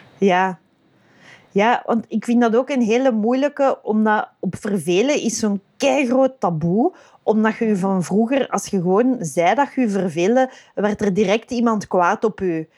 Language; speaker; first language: Dutch; native; Dutch